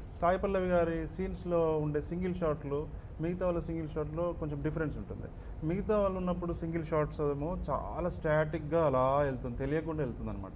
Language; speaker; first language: Telugu; native; Telugu